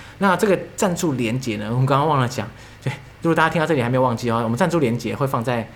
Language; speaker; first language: Chinese; native; Chinese